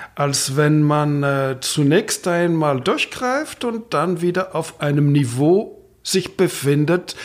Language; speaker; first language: German; non-native, fluent; French